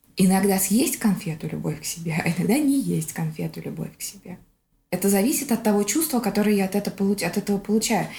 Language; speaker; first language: Russian; native; Russian